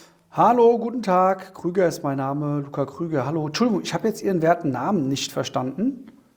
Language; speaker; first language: German; native; German